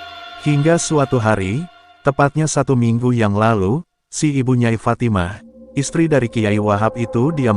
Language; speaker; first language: Indonesian; native; Indonesian